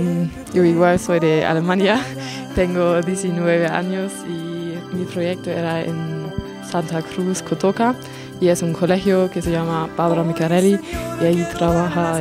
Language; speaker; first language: Spanish; non-native, fluent; German